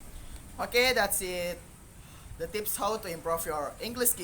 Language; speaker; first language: English; non-native, learner; Indonesian